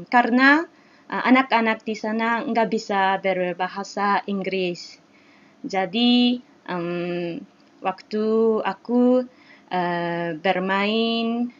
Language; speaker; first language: Indonesian; non-native, learner; Japanese